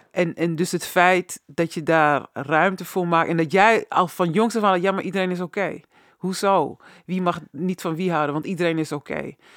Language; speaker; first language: Dutch; native; Dutch